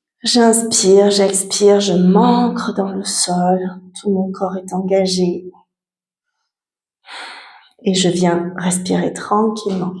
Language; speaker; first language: French; native; French